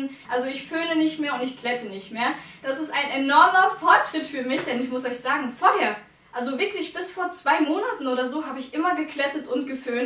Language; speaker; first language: German; native; German